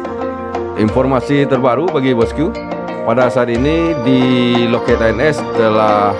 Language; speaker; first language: Indonesian; native; Indonesian